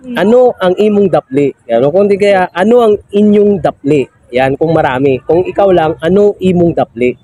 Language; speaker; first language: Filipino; non-native, local second language; Kinaray-a